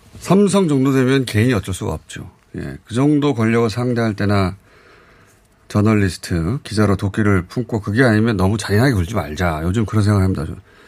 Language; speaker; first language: Korean; native; Korean